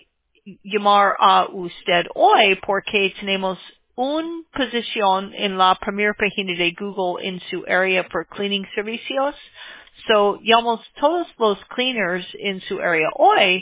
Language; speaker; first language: Spanish; non-native, learner; English